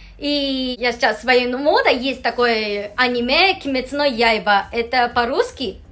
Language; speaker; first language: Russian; non-native, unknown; Japanese